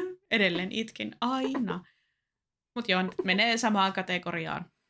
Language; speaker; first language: Finnish; native; Finnish